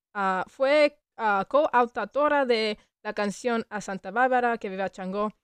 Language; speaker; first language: Spanish; non-native, learner; English